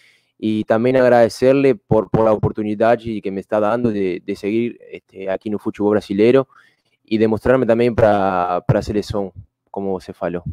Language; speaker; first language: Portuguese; non-native, fluent; Spanish